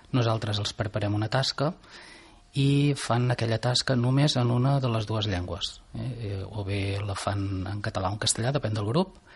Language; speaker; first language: Catalan; native; Catalan